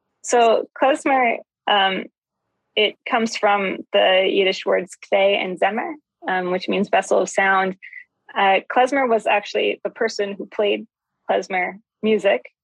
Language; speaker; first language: English; native; English